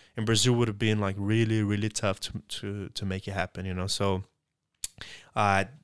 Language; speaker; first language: English; non-native, fluent; Portuguese